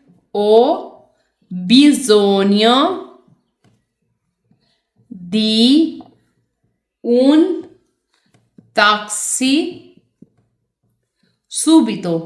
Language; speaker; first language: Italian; non-native, fluent; Urdu